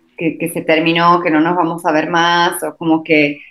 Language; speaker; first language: Spanish; non-native, fluent; Slovak